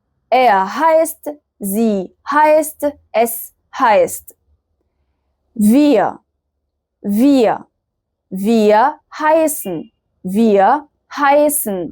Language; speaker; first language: German; non-native, fluent; Arabic